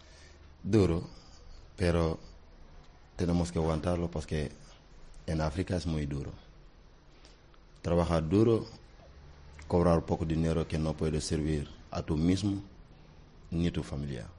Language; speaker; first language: Spanish; non-native, learner; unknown